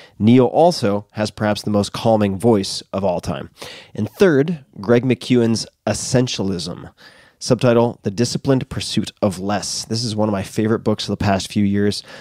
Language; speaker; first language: English; native; English